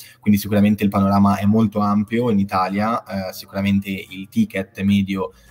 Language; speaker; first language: Italian; native; Italian